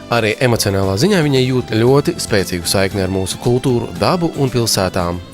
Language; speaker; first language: Latvian; native; Latvian